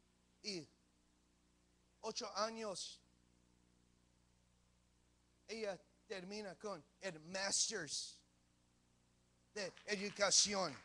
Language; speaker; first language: Spanish; early bilingual, heritage; English